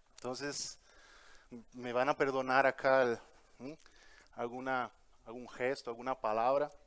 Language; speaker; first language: Spanish; early bilingual, heritage; Portuguese